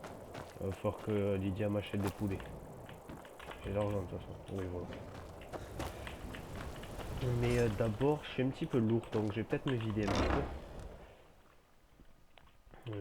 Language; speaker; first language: French; native; French